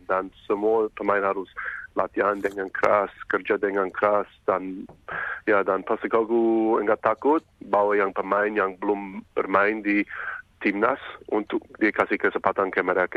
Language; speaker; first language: Indonesian; non-native, fluent; English